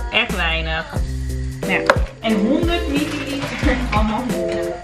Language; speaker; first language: Dutch; native; Dutch